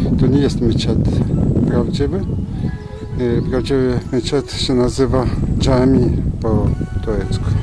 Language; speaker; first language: Polish; non-native, fluent; Turkish